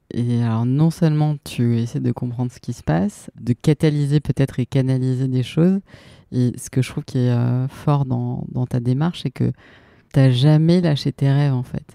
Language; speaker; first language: French; native; French